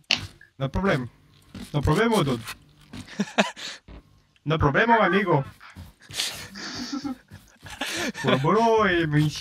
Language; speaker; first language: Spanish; non-native, learner; French